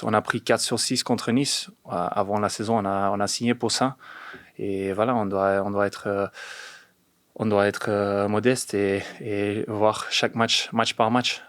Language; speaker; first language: French; non-native, fluent; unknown